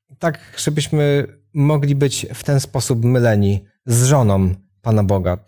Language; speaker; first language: Polish; native; Polish